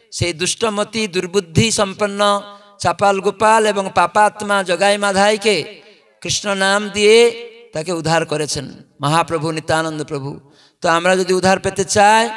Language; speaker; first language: Bangla; non-native, fluent; Odia